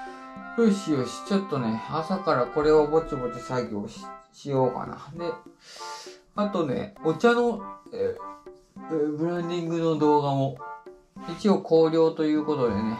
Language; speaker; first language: Japanese; native; Japanese